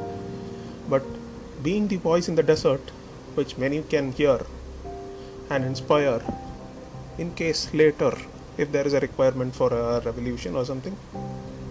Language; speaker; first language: English; non-native, local second language; Tamil